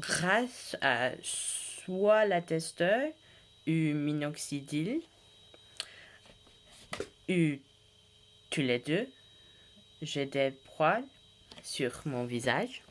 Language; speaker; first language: French; non-native, learner; English